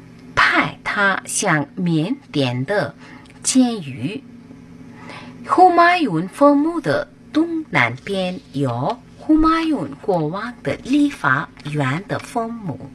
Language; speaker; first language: Chinese; non-native, learner; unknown